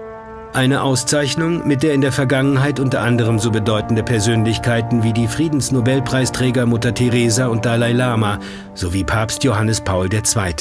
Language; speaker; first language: German; native; German